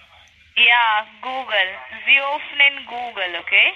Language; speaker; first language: German; non-native, learner; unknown